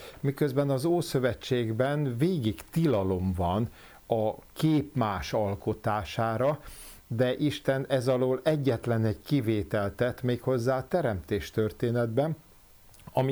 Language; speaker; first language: Hungarian; native; Hungarian